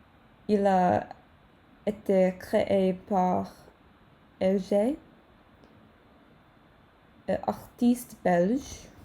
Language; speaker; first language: French; non-native, learner; English